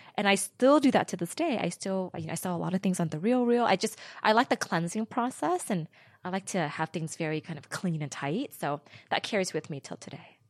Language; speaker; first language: English; early bilingual, other home language; Vietnamese